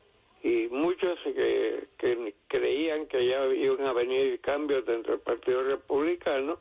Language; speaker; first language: Spanish; native; Spanish